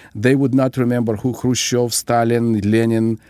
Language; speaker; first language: English; non-native, fluent; Ukrainian